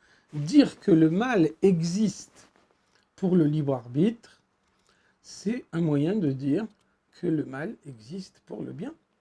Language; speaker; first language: French; native; French